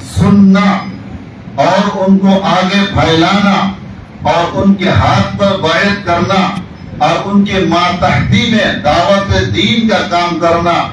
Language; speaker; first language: Urdu; non-native, local second language; Bangla